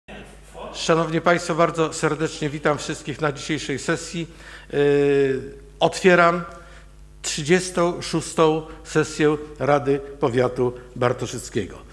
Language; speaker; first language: Polish; native; Polish